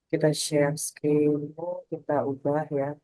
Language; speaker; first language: Indonesian; native; Indonesian